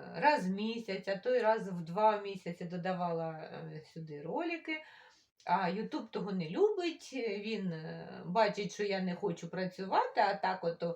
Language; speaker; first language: Ukrainian; non-native, local second language; Russian